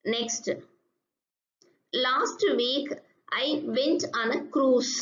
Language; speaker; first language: English; non-native, local second language; Tamil